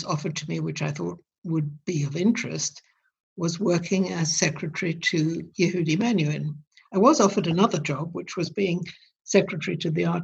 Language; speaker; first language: English; native; English